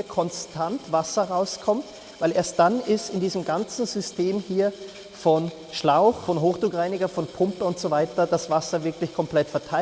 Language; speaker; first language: German; native; German